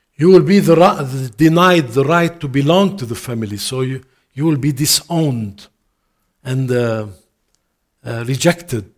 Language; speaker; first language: English; non-native, fluent; Arabic